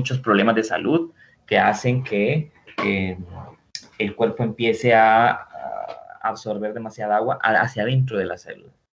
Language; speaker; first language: Spanish; native; Spanish